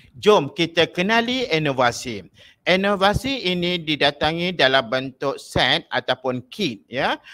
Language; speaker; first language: Malay; native; Malay